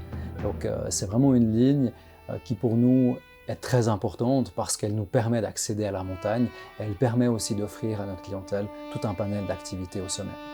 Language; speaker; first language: French; native; French